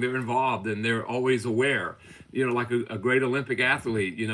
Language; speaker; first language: English; native; English